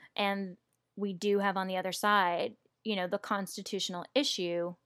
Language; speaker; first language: English; native; English